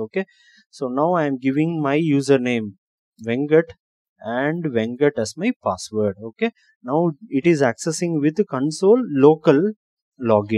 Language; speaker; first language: English; non-native, local second language; Tamil